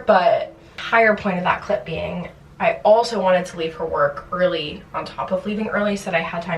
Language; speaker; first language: English; native; English